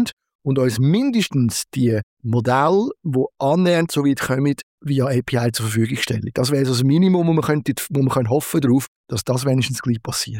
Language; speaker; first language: German; native; German